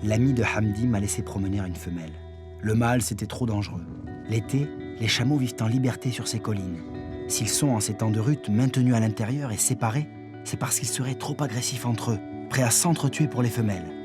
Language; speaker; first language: French; native; French